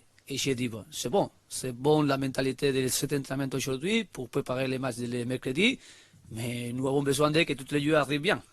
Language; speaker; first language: French; non-native, learner; Spanish